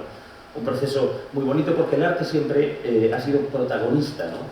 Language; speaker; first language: Spanish; native; Spanish